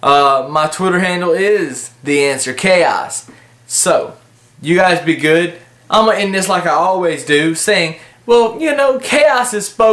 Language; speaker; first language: English; native; English